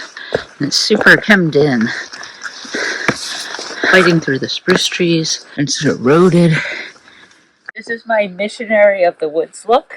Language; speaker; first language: English; native; English